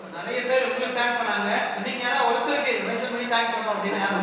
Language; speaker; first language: Tamil; native; Tamil